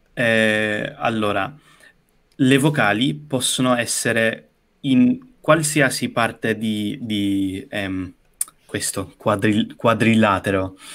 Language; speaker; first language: Italian; non-native, fluent; English